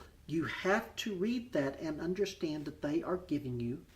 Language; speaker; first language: English; native; English